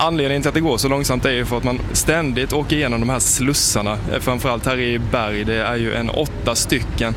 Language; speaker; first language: Swedish; native; Swedish